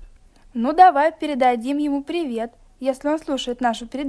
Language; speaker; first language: Russian; native; Russian